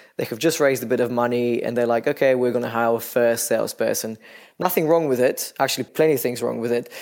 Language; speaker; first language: English; non-native, fluent; Bulgarian